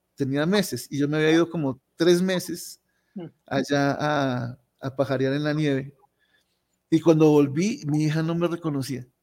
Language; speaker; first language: Spanish; native; Spanish